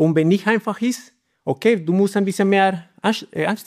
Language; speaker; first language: German; non-native, learner; Spanish